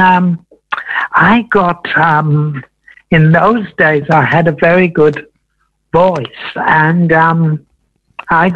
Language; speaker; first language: English; native; English